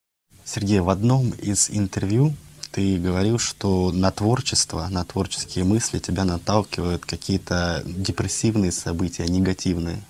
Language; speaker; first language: Russian; native; Russian